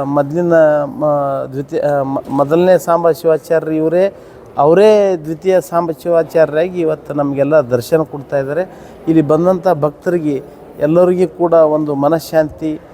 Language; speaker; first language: Kannada; native; Kannada